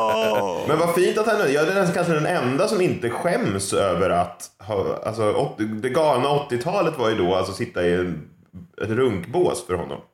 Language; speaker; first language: Swedish; native; Swedish